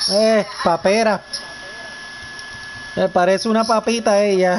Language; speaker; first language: Spanish; native; Spanish